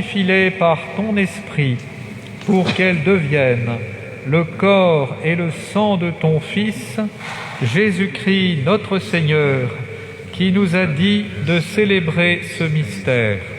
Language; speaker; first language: French; native; French